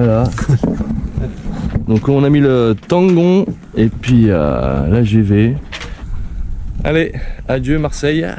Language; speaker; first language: French; native; French